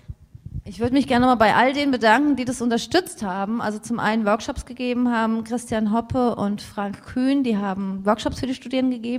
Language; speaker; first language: German; native; German